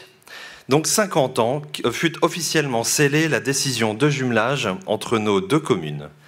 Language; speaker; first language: French; native; French